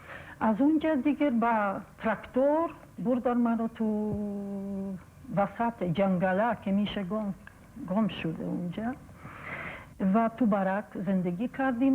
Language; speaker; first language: Persian; non-native, fluent; Polish